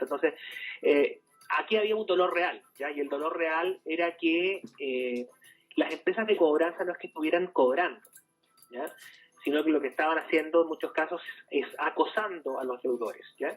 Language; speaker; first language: Spanish; native; Spanish